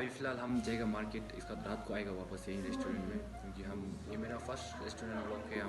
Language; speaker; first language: Hindi; non-native, local second language; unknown